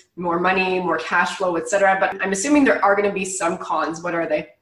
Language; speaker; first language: English; native; English